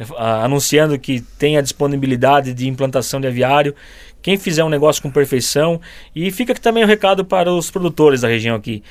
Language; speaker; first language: Portuguese; native; Portuguese